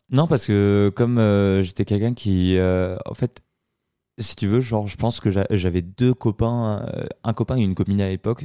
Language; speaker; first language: French; early bilingual, other home language; Arabic